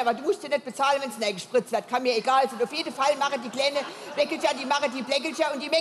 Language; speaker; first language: German; native; German